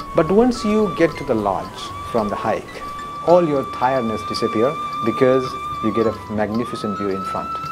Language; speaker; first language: English; non-native, local second language; Newari